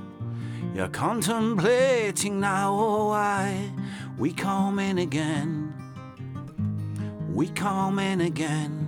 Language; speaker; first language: English; native; English